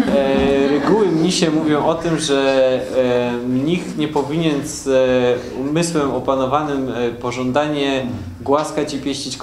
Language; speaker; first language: Polish; native; Polish